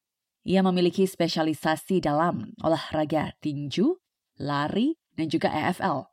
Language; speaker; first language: Indonesian; native; Indonesian